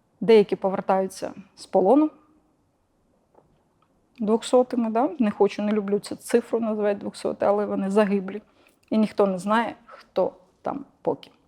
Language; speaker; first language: Ukrainian; non-native, local second language; Russian